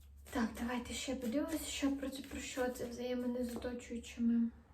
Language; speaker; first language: Ukrainian; non-native, local second language; Russian